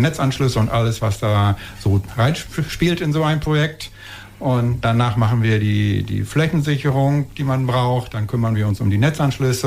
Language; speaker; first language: German; native; German